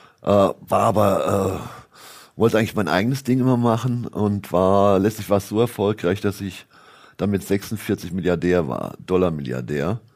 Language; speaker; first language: German; native; German